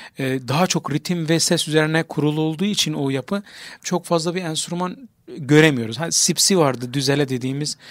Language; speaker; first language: Turkish; non-native, local second language; Kurdish